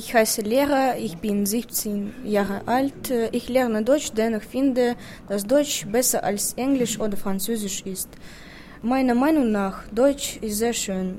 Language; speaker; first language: German; non-native, learner; Russian